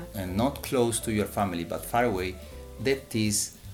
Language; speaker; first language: English; non-native, learner; Italian